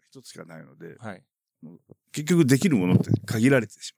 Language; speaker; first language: Japanese; native; Japanese